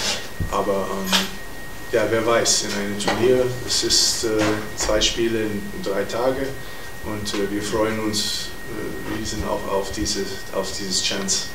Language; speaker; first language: German; non-native, fluent; English